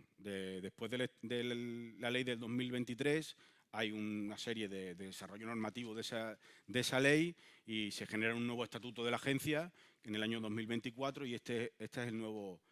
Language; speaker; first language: Spanish; native; Spanish